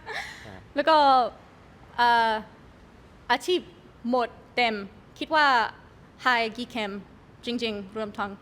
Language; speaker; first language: Thai; non-native, learner; English